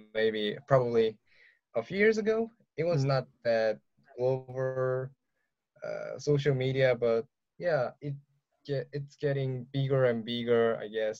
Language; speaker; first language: English; non-native, learner; Korean